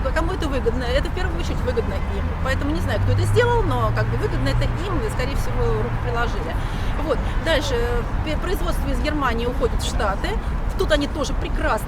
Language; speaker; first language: Russian; native; Russian